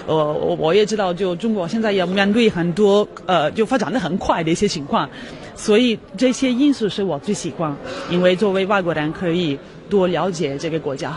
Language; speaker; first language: Chinese; non-native, fluent; Italian